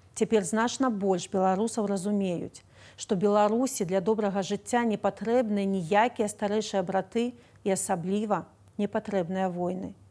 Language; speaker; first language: Belarusian; non-native, local second language; Russian